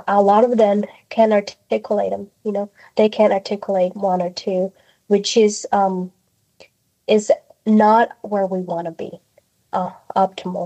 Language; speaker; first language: English; non-native, fluent; Spanish